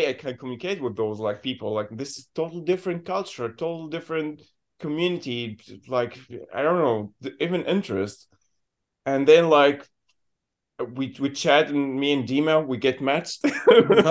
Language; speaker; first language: English; non-native, learner; Arabic